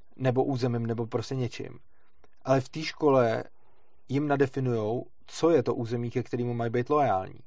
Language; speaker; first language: Czech; native; Czech